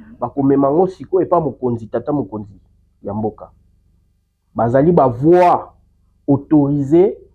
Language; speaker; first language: Lingala; native; Lingala